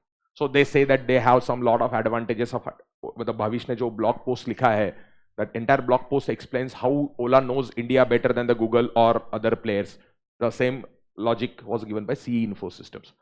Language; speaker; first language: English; non-native, local second language; Hindi